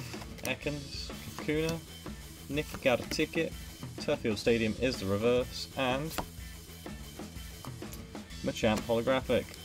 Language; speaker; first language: English; native; English